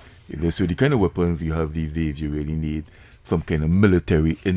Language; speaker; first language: English; native; English